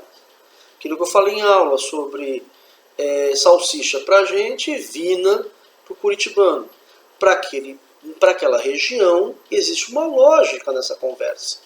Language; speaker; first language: Portuguese; native; Portuguese